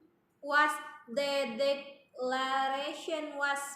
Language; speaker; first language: English; non-native, learner; Indonesian